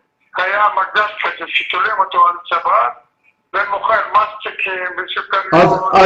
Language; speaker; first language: Hebrew; early bilingual, other home language; Arabic